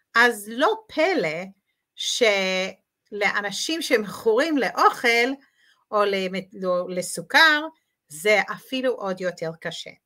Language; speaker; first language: Hebrew; native; Hebrew